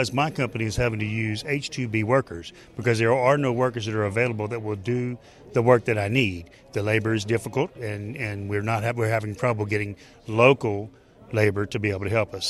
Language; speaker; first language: English; native; English